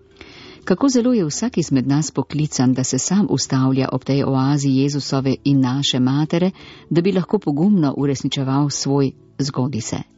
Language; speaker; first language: Slovenian; native; Slovenian